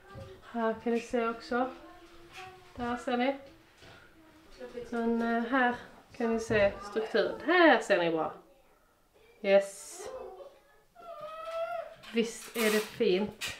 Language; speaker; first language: Swedish; native; Swedish